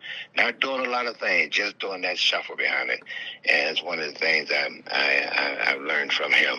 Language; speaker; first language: English; native; English